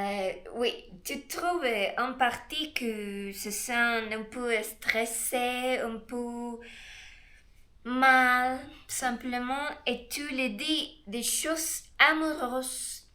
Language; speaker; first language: French; non-native, learner; Spanish